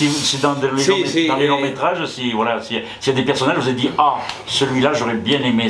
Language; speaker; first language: French; native; French